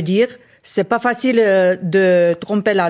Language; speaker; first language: French; non-native, fluent; Romanian